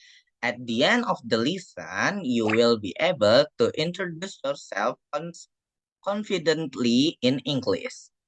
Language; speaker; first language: English; non-native, fluent; Indonesian